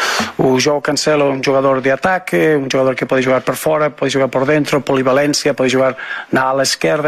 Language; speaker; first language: Portuguese; non-native, fluent; Spanish